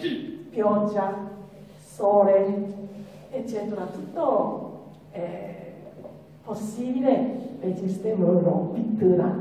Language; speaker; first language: Italian; non-native, learner; Japanese